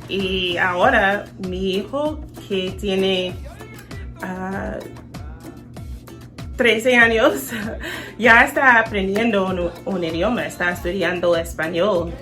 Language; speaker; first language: Spanish; non-native, learner; English